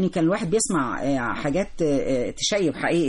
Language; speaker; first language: Arabic; native; Arabic